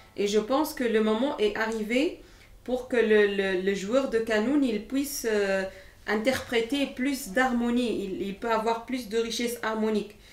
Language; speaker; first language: French; non-native, local second language; Arabic